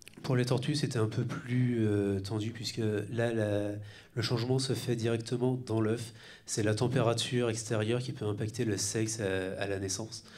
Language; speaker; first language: French; native; French